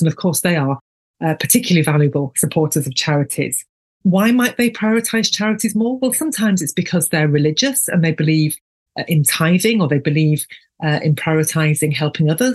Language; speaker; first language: English; native; English